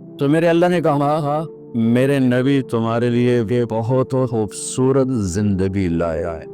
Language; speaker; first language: Urdu; non-native, local second language; Punjabi